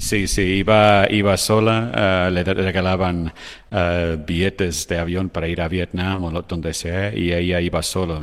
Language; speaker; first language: Spanish; non-native, fluent; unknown